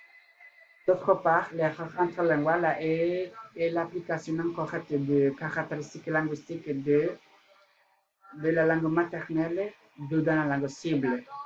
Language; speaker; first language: French; non-native, learner; Spanish